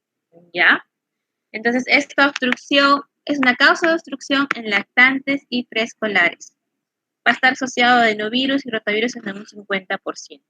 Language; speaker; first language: Spanish; native; Spanish